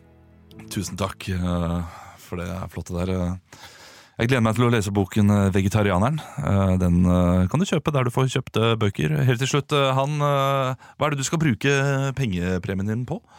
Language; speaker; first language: Norwegian; native; Norwegian